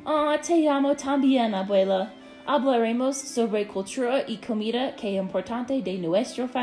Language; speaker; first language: Spanish; non-native, learner; English